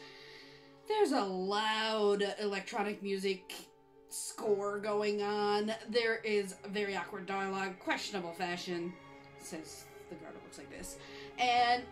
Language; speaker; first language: English; native; English